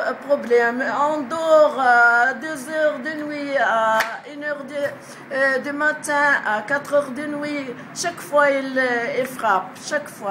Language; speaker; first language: French; non-native, learner; Arabic